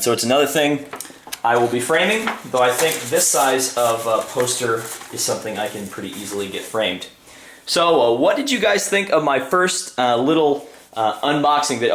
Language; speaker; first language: English; native; English